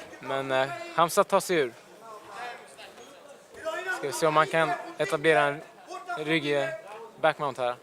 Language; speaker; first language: Swedish; native; Swedish